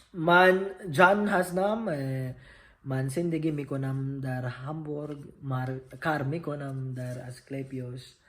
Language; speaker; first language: Persian; non-native, learner; Filipino